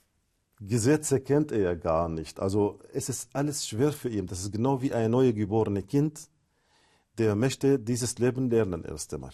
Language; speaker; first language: German; non-native, fluent; Arabic